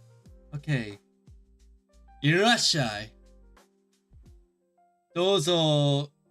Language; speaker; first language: Japanese; non-native, learner; English